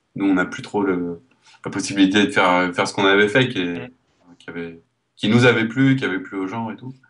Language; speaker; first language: French; native; French